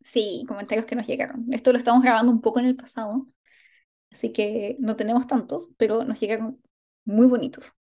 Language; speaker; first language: Spanish; native; Spanish